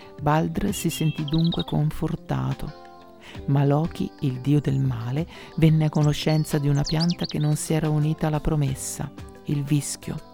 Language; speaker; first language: Italian; native; Italian